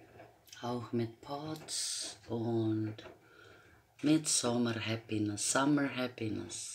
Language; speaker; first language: German; non-native, fluent; Croatian